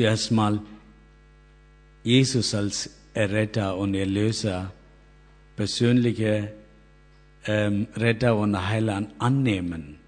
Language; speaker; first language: German; non-native, learner; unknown